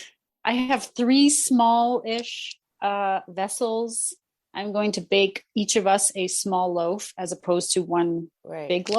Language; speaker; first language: English; native; English